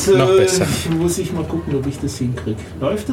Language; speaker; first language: German; native; German